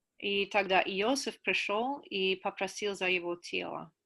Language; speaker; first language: Russian; non-native, fluent; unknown